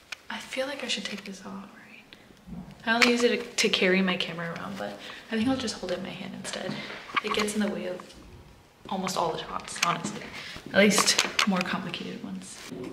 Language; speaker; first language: English; early bilingual, other home language; Spanish